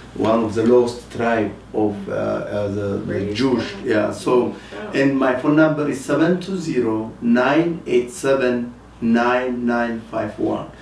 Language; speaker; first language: English; non-native, fluent; Amharic